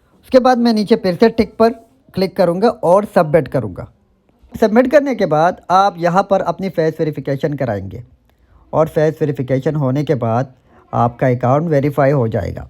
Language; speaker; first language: Urdu; non-native, local second language; Pashto